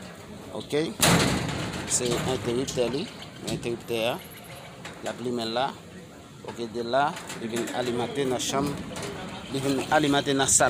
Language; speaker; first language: French; non-native, learner; Haitian Creole